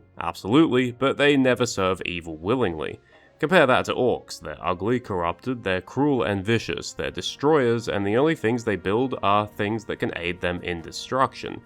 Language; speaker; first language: English; native; English